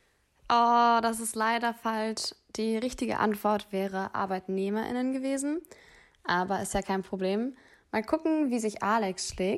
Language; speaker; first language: German; native; German